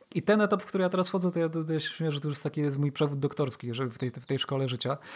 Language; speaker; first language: Polish; native; Polish